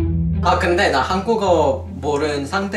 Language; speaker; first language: Korean; non-native, fluent; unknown